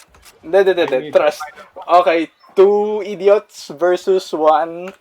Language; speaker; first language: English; non-native, local second language; Filipino